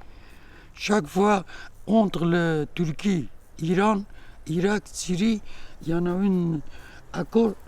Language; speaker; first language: French; non-native, learner; Kurdish